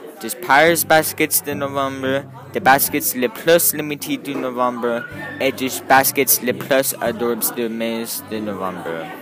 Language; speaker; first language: French; non-native, learner; English